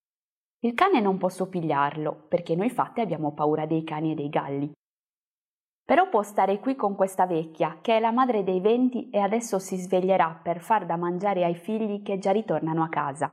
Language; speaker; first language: Italian; native; Italian